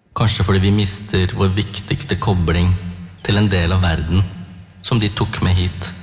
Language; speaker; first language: Norwegian; early bilingual, other home language; Tamil